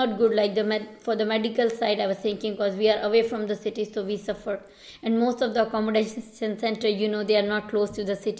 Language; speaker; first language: English; non-native, local second language; Urdu